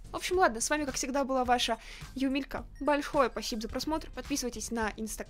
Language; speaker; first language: Russian; native; Russian